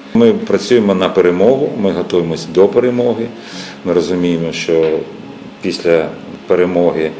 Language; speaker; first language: Ukrainian; native; Ukrainian